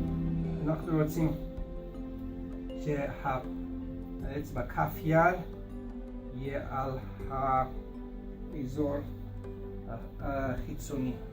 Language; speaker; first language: Hebrew; non-native, fluent; English